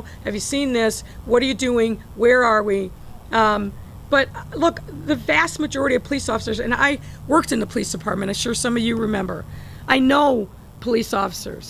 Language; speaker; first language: English; native; English